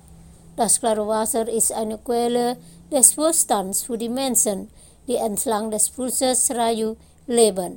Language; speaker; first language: German; non-native, fluent; Indonesian